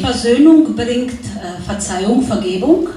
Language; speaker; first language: German; non-native, fluent; Czech